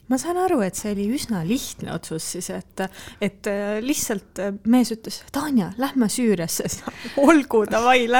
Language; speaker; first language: Estonian; native; Estonian